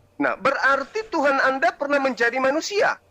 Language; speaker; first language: Indonesian; native; Indonesian